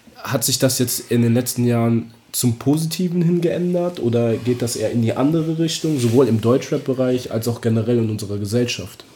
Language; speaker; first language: German; native; German